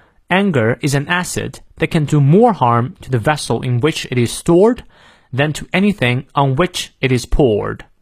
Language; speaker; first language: English; non-native, fluent; Chinese